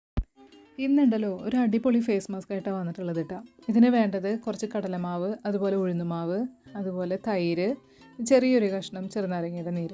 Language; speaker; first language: Malayalam; native; Malayalam